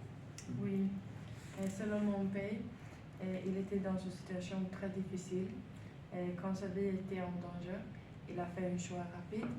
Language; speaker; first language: French; non-native, learner; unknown